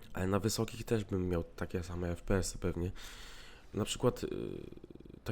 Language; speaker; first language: Polish; native; Polish